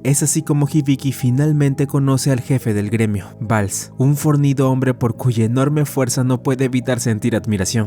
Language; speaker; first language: Spanish; native; Spanish